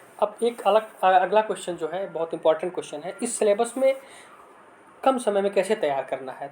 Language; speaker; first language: Hindi; native; Hindi